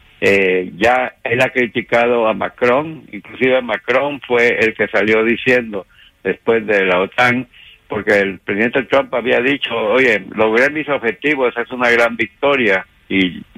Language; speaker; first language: Spanish; native; Spanish